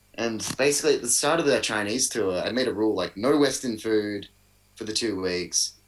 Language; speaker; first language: English; native; English